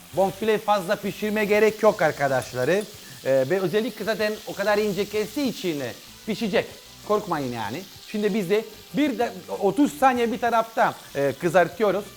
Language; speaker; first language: Turkish; non-native, learner; Italian